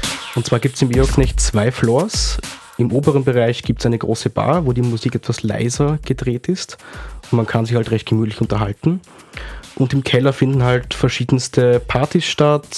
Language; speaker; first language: German; native; German